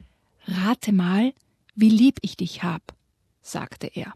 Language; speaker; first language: German; native; German